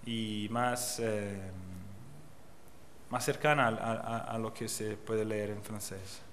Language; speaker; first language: Spanish; non-native, fluent; Portuguese